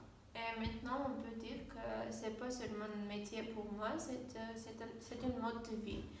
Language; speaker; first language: French; non-native, fluent; Armenian